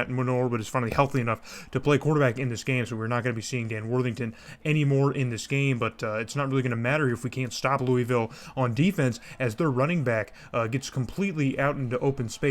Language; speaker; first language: English; native; English